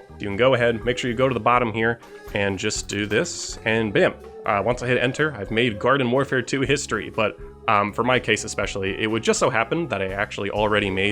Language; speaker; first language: English; native; English